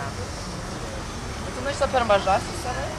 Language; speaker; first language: Lithuanian; early bilingual, heritage; English